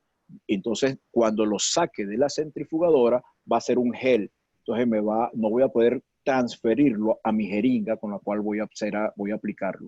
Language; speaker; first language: Spanish; native; Spanish